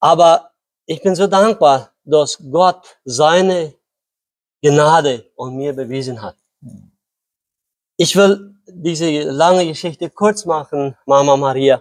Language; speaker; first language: German; early bilingual, heritage; Low German